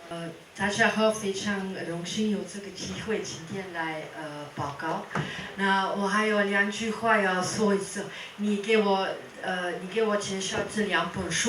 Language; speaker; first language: Chinese; non-native, fluent; Dutch